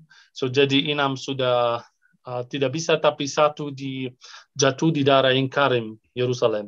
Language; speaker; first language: Indonesian; non-native, fluent; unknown